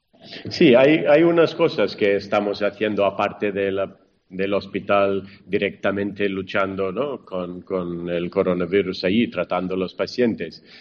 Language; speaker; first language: Spanish; non-native, fluent; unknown